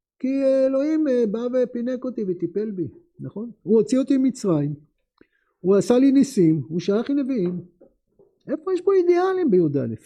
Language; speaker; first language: Hebrew; native; Hebrew